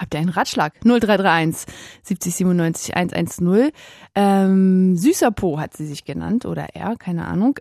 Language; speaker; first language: German; native; German